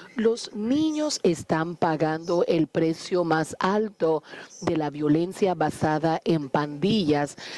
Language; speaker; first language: Spanish; non-native, fluent; Haitian Creole